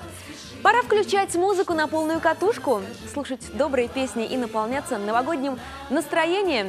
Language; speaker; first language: Russian; native; Russian